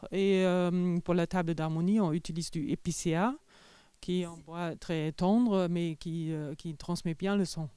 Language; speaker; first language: French; non-native, fluent; German